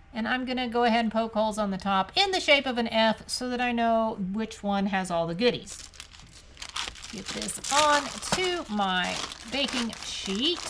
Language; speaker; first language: English; native; English